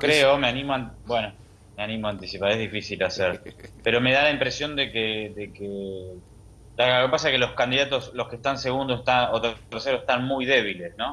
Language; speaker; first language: Spanish; native; Spanish